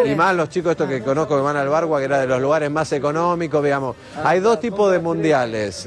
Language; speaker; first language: Spanish; native; Spanish